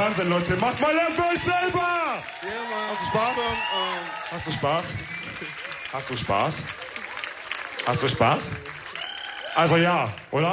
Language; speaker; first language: German; early bilingual, other home language; Wolof